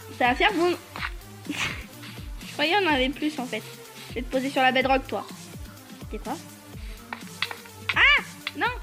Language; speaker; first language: French; native; French